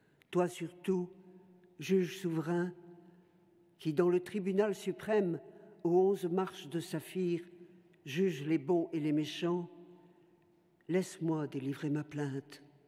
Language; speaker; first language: French; native; French